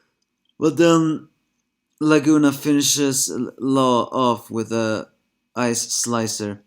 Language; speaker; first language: English; non-native, fluent; Swedish